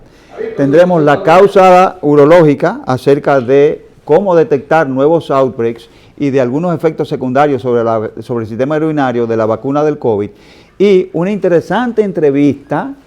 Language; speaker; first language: Spanish; native; Spanish